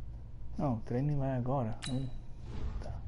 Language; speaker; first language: Portuguese; early bilingual, heritage; Portuguese